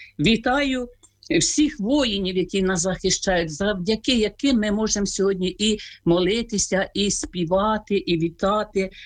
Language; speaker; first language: Ukrainian; native; Ukrainian